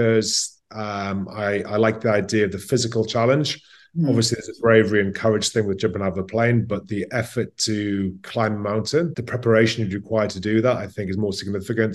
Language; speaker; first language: English; native; English